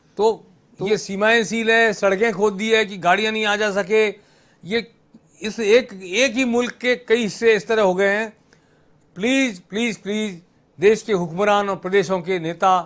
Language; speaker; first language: Hindi; native; Hindi